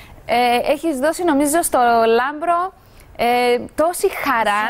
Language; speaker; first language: Greek; native; Greek